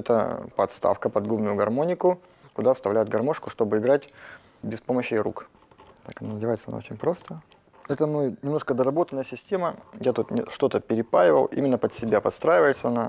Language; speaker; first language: Russian; native; Russian